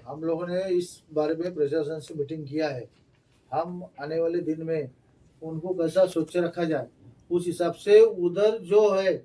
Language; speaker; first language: Hindi; non-native, local second language; Marathi